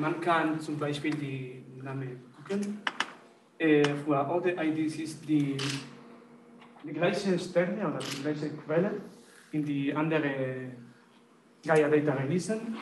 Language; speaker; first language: German; non-native, learner; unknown